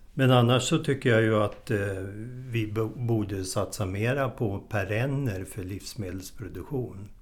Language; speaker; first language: Swedish; native; Swedish